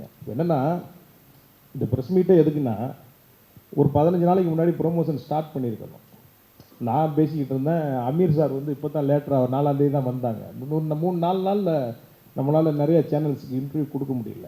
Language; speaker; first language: Tamil; native; Tamil